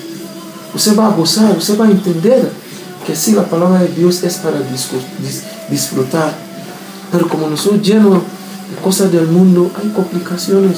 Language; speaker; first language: Spanish; non-native, learner; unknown